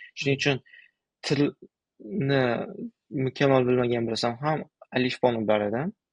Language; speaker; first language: Uzbek; early bilingual, other home language; Tajik